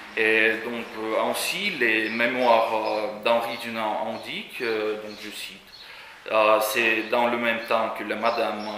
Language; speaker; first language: French; non-native, fluent; Russian